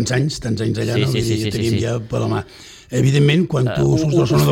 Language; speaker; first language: Catalan; native; Catalan